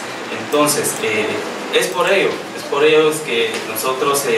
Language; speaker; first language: Spanish; native; Spanish